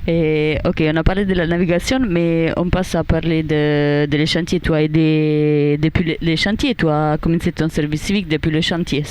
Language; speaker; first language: French; non-native, learner; Italian